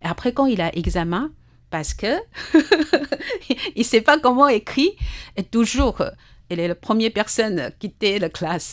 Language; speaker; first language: French; non-native, learner; Chinese